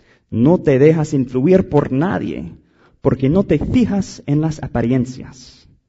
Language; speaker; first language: Spanish; non-native, fluent; English